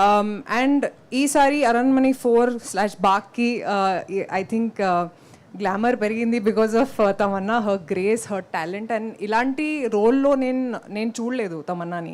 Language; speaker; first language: Telugu; non-native, local second language; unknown